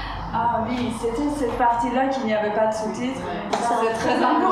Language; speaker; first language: French; non-native, fluent; Persian